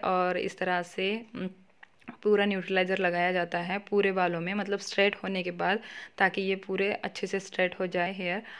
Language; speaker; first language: Hindi; non-native, local second language; Marathi